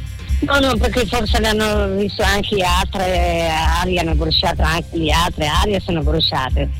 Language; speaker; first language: Italian; non-native, learner; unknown